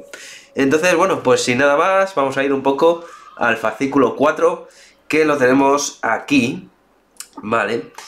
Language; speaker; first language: Spanish; native; Spanish